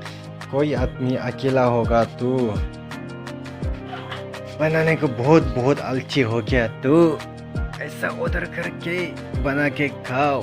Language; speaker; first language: Hindi; non-native, local second language; Bodo